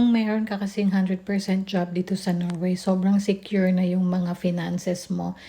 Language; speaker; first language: Filipino; non-native, local second language; Cebuano